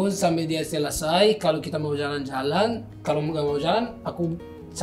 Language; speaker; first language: Indonesian; non-native, learner; Arabic